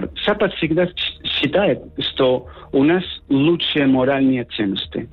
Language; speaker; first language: Russian; non-native, learner; Spanish